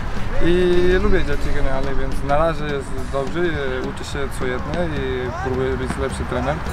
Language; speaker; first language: Polish; non-native, learner; Spanish